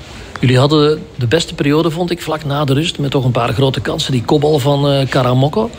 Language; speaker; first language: Dutch; native; Dutch